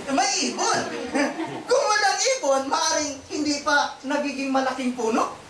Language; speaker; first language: Filipino; non-native, local second language; Cebuano